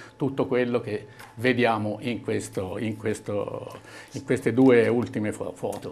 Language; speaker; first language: Italian; native; Italian